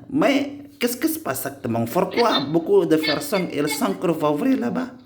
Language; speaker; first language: French; non-native, learner; Indonesian